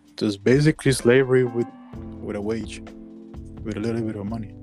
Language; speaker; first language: English; non-native, fluent; Spanish